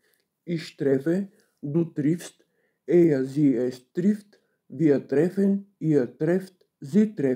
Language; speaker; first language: German; non-native, fluent; Bulgarian